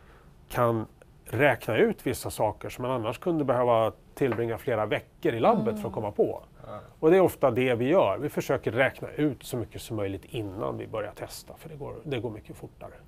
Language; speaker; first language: Swedish; native; Swedish